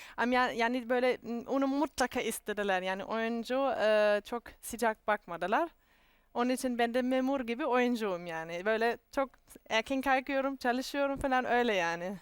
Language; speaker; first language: Turkish; non-native, fluent; German